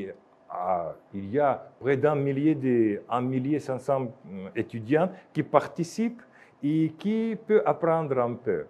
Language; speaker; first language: French; non-native, fluent; Russian